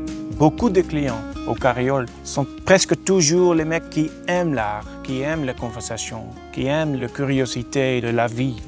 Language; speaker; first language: French; non-native, learner; Dutch